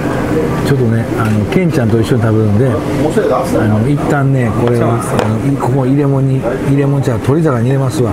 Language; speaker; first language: Japanese; native; Japanese